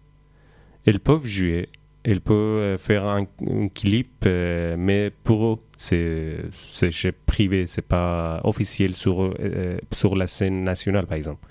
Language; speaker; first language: French; non-native, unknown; Persian